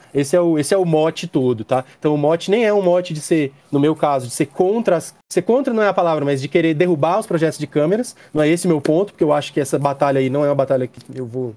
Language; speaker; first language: Portuguese; native; Portuguese